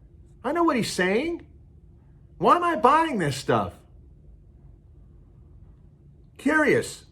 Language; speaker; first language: English; native; English